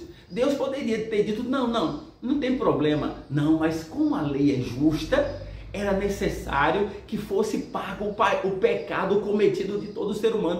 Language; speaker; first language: Portuguese; native; Portuguese